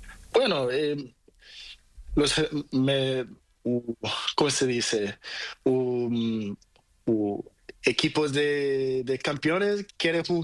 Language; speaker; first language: Spanish; non-native, learner; Portuguese